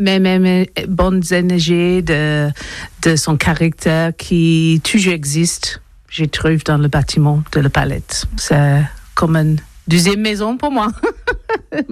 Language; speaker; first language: French; non-native, learner; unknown